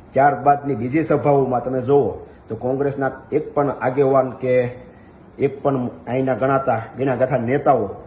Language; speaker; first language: Gujarati; native; Gujarati